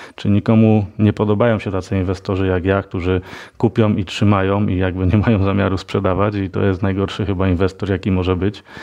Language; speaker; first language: Polish; native; Polish